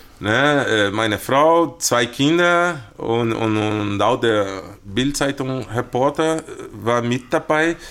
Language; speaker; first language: German; non-native, fluent; Portuguese